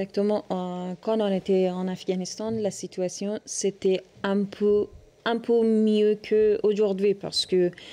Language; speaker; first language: French; non-native, learner; Persian